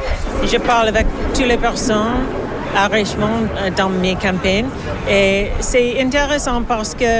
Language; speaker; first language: French; non-native, local second language; English